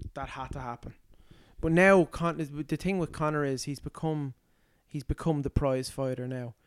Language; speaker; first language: English; native; English